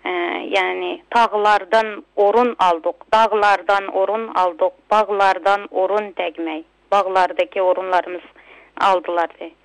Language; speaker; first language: Turkish; non-native, local second language; Uyghur